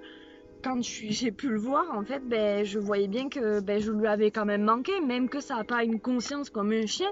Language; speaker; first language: French; native; French